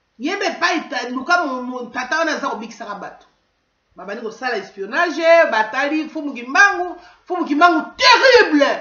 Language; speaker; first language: Lingala; non-native, local second language; Kongo